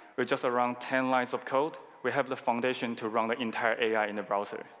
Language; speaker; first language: English; non-native, fluent; Chinese